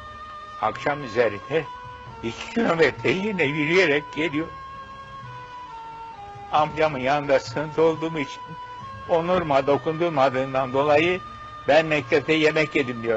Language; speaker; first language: Turkish; native; Turkish